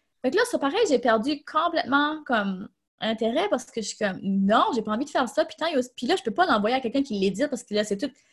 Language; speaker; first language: French; native; French